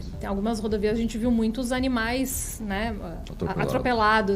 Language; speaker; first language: Portuguese; native; Portuguese